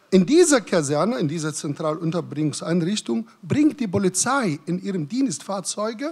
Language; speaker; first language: German; non-native, fluent; Arabic